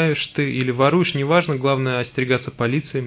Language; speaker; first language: Russian; native; Russian